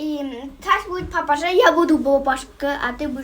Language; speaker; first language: Russian; non-native, local second language; Kazakh